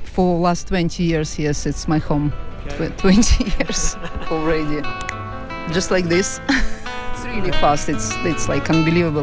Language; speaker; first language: English; non-native, fluent; Russian